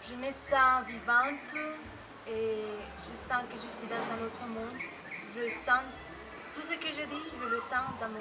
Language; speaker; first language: French; non-native, fluent; Spanish